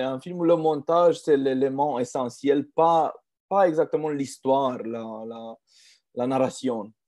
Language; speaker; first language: French; non-native, fluent; Romanian